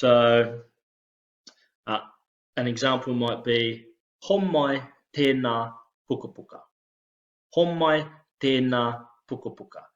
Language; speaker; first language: Māori; non-native, local second language; English